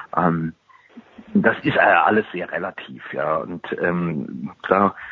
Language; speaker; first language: German; native; German